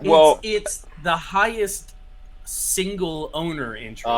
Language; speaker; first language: English; native; English